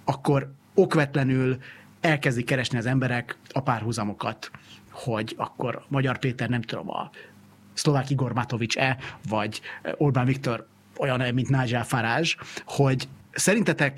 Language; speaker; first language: Hungarian; native; Hungarian